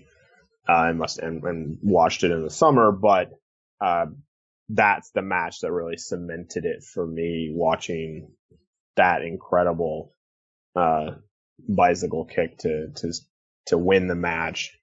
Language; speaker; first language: English; native; English